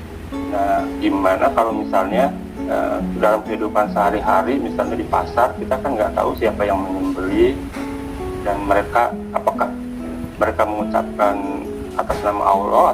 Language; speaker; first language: Indonesian; native; Indonesian